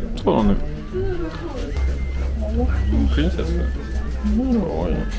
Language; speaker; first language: Japanese; non-native, learner; French